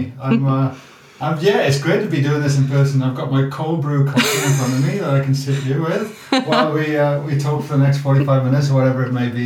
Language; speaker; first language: English; native; English